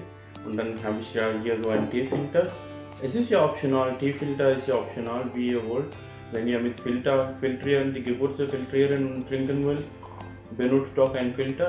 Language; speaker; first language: German; non-native, fluent; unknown